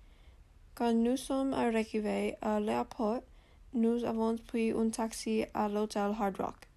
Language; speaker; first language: French; non-native, learner; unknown